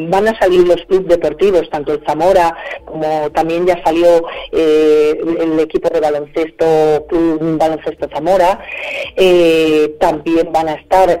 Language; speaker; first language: Spanish; native; Spanish